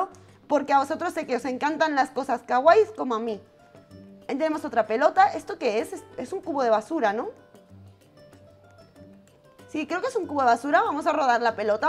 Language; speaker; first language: Spanish; native; Spanish